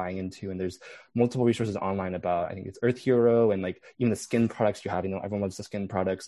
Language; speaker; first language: English; native; English